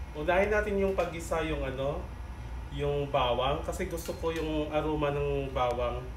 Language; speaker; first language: Filipino; non-native, local second language; Hiligaynon